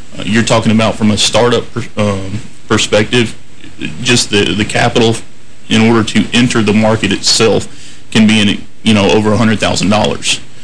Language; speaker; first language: English; native; English